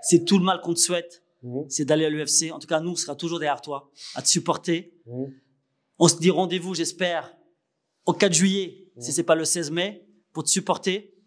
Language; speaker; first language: French; native; French